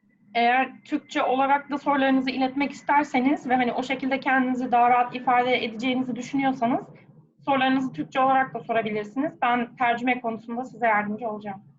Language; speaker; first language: Turkish; native; Turkish